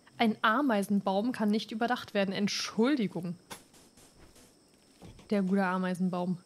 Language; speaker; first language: German; native; German